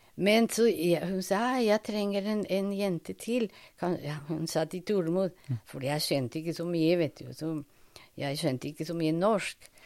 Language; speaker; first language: Norwegian; non-native, fluent; Spanish